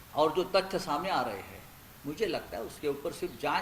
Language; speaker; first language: Hindi; non-native, local second language; Marathi